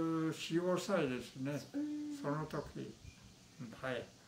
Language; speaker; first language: Japanese; non-native, local second language; Min Nan Chinese